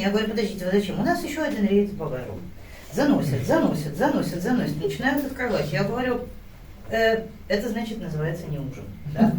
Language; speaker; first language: Russian; native; Russian